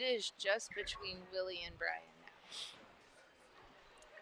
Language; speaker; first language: English; native; English